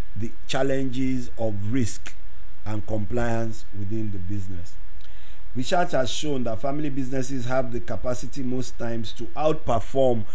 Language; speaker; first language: English; non-native, local second language; Yoruba